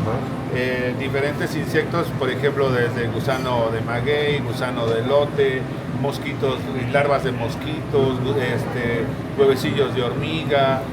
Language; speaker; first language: Spanish; native; Spanish